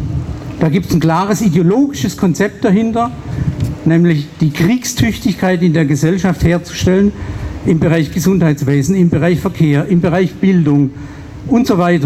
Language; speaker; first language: German; native; German